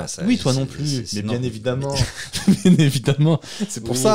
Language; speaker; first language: French; native; French